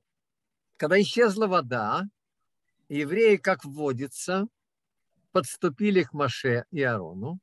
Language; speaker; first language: Russian; native; Russian